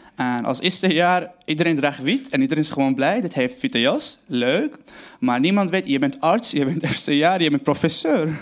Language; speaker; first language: Dutch; non-native, fluent; Arabic